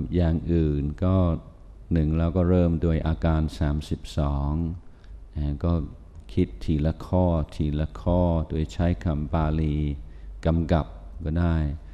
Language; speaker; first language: Thai; non-native, fluent; English